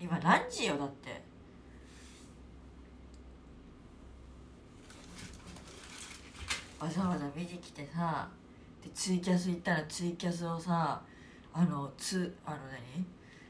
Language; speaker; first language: Japanese; native; Japanese